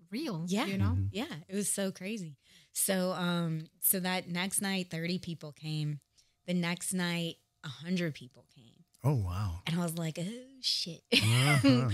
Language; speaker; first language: English; native; English